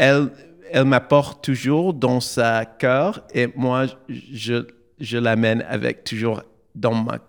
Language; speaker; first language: French; non-native, learner; English